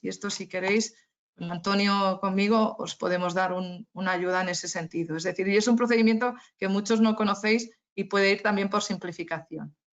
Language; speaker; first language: Spanish; native; Spanish